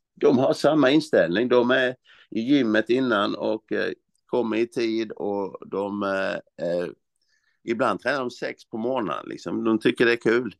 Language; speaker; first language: Swedish; native; Swedish